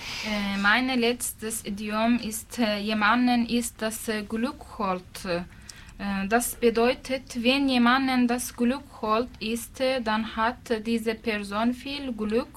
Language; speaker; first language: German; non-native, learner; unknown